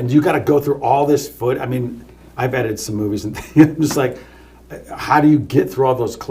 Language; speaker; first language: English; native; English